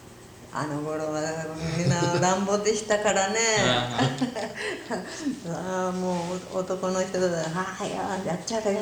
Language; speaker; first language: Japanese; early bilingual, heritage; Japanese